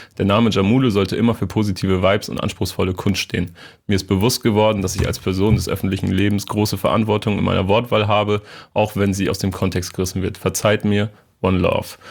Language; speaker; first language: German; native; German